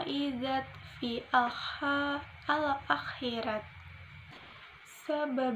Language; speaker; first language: Arabic; non-native, learner; Indonesian